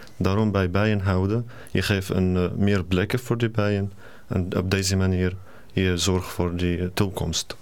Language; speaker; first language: Dutch; non-native, learner; Arabic